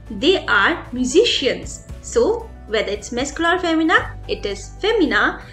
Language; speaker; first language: English; non-native, local second language; Hindi